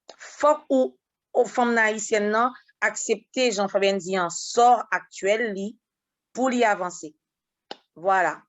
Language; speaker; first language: French; non-native, local second language; Haitian Creole